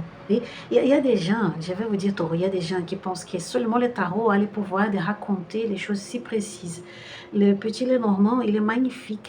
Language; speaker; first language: French; non-native, fluent; Portuguese